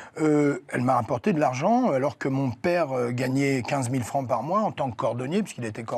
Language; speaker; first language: French; native; French